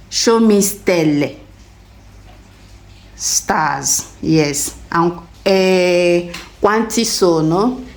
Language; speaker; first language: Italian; non-native, fluent; English